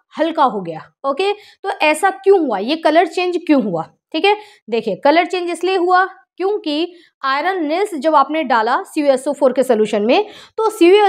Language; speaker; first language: Hindi; native; Hindi